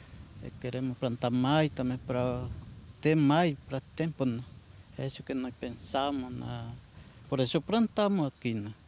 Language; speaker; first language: Portuguese; non-native, local second language; Guarani